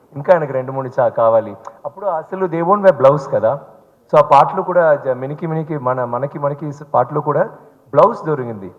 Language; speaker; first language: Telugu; non-native, learner; Tamil